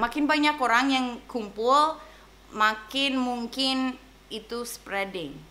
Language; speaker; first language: Indonesian; non-native, fluent; English